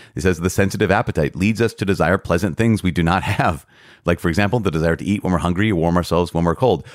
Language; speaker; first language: English; native; English